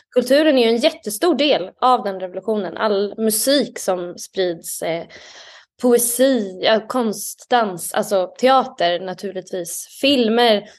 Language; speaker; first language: Swedish; native; Swedish